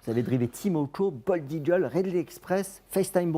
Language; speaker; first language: French; native; French